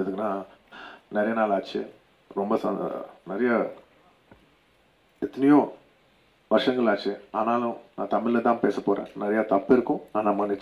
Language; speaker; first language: Tamil; non-native, local second language; Telugu